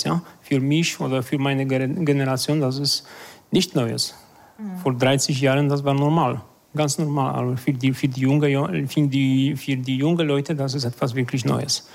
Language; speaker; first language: German; non-native, fluent; Polish